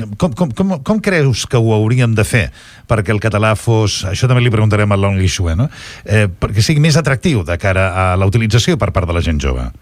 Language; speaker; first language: Catalan; native; Catalan